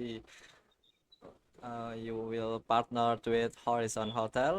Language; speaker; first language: English; non-native, learner; Indonesian